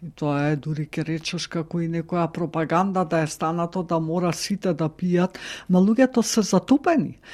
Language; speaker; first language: Macedonian; native; Macedonian